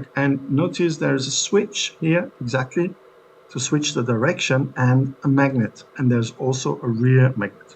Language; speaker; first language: English; non-native, fluent; German